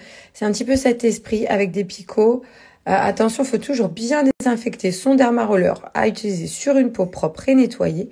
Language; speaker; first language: French; native; French